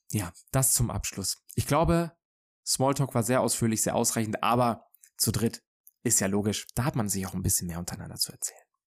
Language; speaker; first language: German; native; German